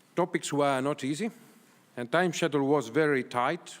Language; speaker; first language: English; non-native, fluent; Estonian